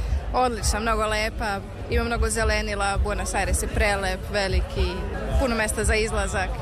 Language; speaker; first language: Serbian; native; Serbian